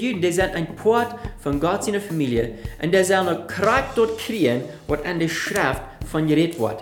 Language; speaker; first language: German; non-native, learner; Afrikaans